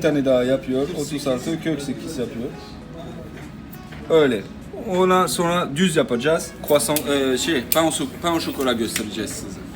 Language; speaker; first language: Turkish; non-native, learner; French